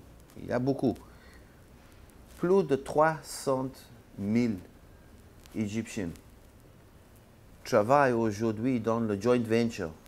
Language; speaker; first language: French; non-native, learner; Hebrew